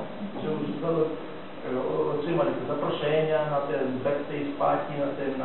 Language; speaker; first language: Polish; non-native, learner; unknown